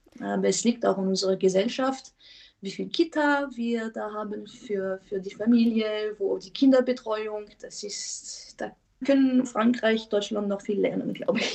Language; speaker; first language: German; non-native, fluent; French